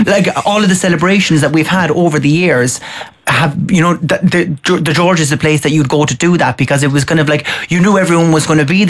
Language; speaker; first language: English; native; English